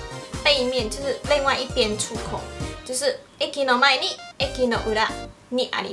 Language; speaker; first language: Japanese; non-native, local second language; Chinese